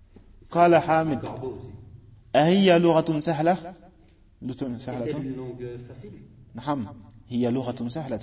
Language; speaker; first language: Arabic; non-native, fluent; French